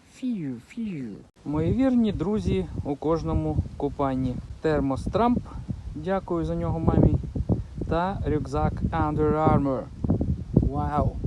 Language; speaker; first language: Ukrainian; non-native, local second language; Russian